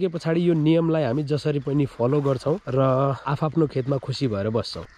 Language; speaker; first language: Nepali; non-native, local second language; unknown